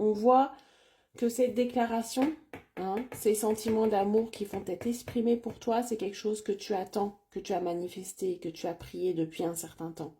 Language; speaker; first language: French; native; French